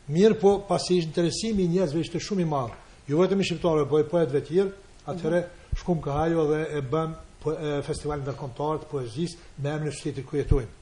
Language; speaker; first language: Albanian; native; Albanian